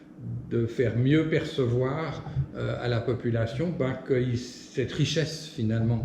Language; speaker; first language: French; native; French